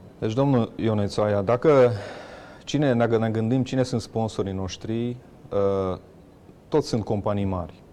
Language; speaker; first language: Romanian; non-native, local second language; Hungarian